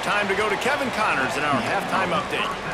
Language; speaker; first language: English; native; English